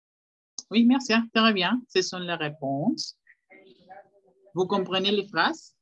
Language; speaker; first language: French; non-native, fluent; Spanish